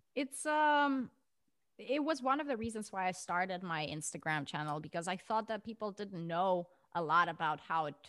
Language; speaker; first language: English; non-native, fluent; Russian